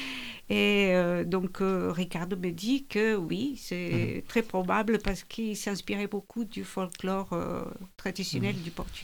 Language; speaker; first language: French; non-native, fluent; Portuguese